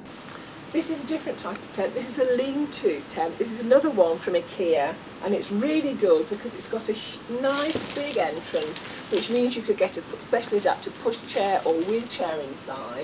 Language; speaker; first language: English; native; English